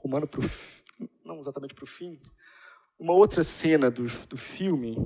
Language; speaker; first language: Portuguese; native; Portuguese